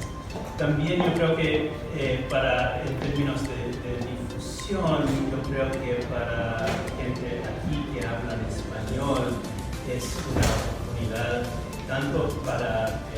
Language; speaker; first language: Spanish; non-native, fluent; English